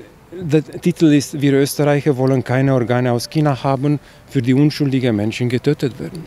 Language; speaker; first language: German; non-native, fluent; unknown